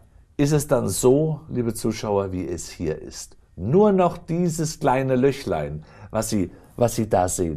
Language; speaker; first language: German; native; German